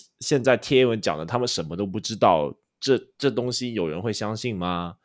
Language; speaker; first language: Chinese; non-native, local second language; Cantonese